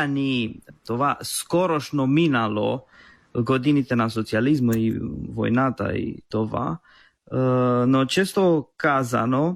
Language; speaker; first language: Bulgarian; non-native, fluent; Romanian